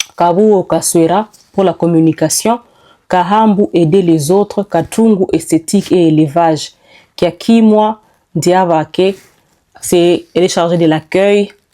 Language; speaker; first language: French; non-native, local second language; Nande